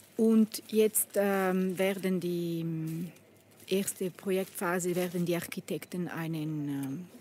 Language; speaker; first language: German; non-native, local second language; Italian